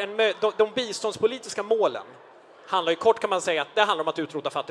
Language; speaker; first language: Swedish; native; Swedish